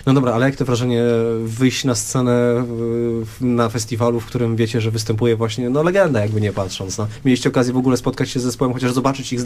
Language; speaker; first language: Polish; native; Polish